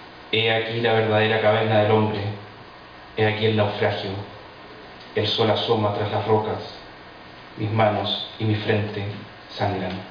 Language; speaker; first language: Spanish; native; Spanish